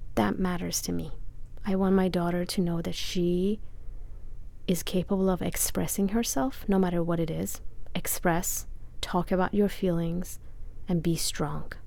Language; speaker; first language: English; non-native, fluent; Persian